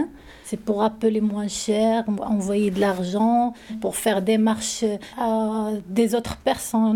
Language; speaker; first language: French; non-native, learner; Arabic